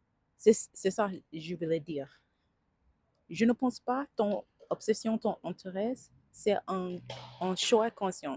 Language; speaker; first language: French; non-native, learner; English